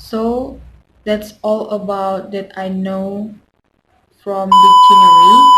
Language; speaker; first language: English; non-native, learner; Indonesian